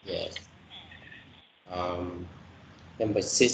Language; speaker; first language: English; non-native, learner; Vietnamese